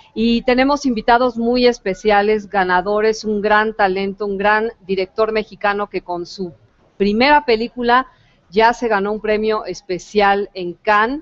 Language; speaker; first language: Spanish; native; Spanish